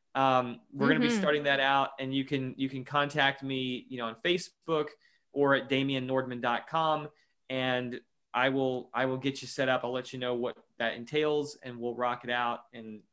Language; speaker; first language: English; native; English